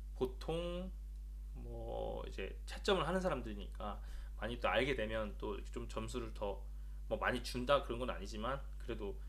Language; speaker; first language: Korean; native; Korean